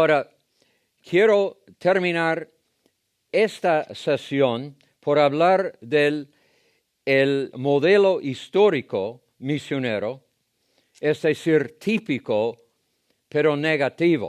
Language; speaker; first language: Spanish; non-native, fluent; English